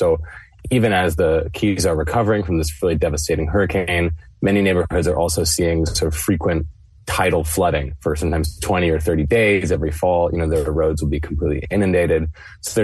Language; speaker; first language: English; native; English